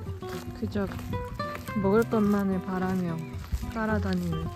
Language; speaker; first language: Korean; native; Korean